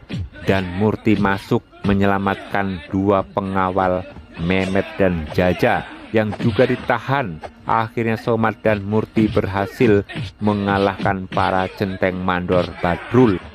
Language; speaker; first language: Indonesian; native; Indonesian